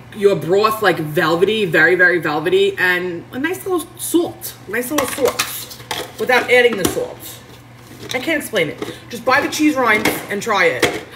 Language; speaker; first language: English; native; English